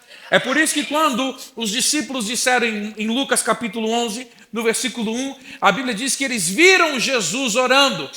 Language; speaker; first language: Portuguese; native; Portuguese